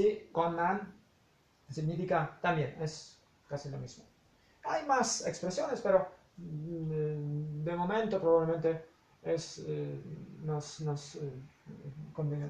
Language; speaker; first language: Spanish; non-native, fluent; Polish